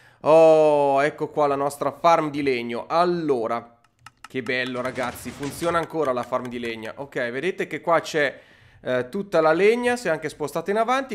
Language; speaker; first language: Italian; native; Italian